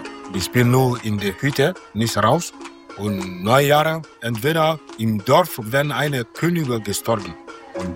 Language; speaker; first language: German; non-native, learner; Mandingo